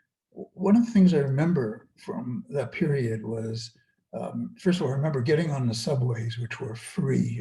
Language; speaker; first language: English; native; English